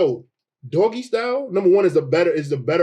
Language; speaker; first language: English; native; English